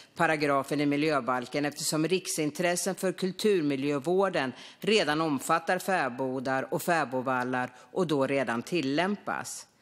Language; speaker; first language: Swedish; native; Swedish